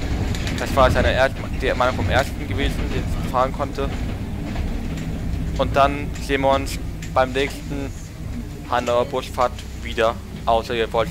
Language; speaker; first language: German; native; German